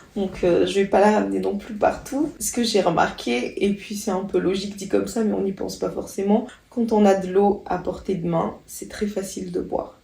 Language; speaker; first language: French; non-native, local second language; Malagasy